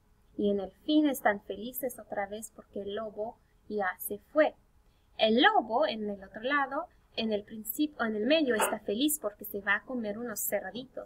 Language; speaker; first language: Spanish; non-native, fluent; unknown